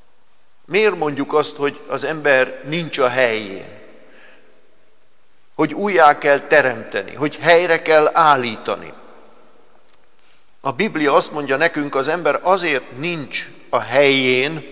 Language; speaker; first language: Hungarian; native; Hungarian